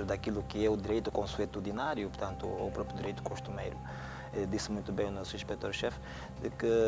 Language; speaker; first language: Portuguese; native; Portuguese